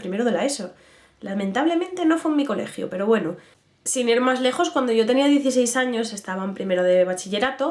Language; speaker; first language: Spanish; native; Spanish